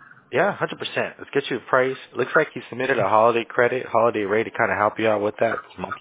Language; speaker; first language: English; early bilingual, other home language; Spanish